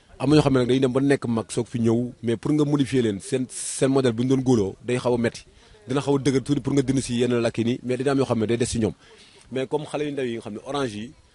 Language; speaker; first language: Wolof; native; Wolof